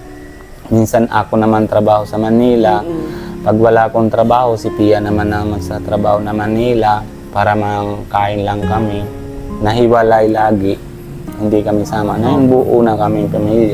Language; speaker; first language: Filipino; non-native, learner; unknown